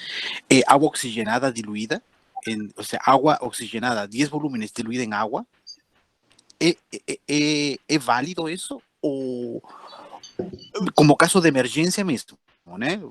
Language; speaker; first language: Portuguese; non-native, fluent; Spanish